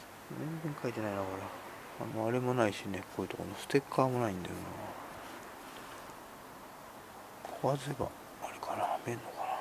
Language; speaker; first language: Japanese; native; Japanese